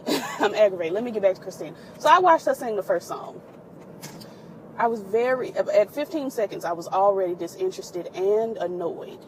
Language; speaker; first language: English; native; English